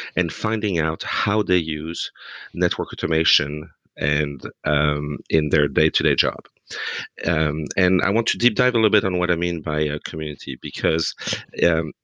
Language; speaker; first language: English; non-native, fluent; French